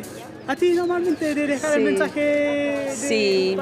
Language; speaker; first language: Spanish; non-native, learner; Haitian Creole